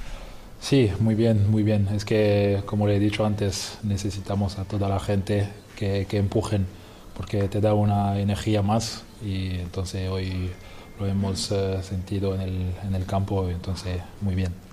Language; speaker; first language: Spanish; non-native, fluent; French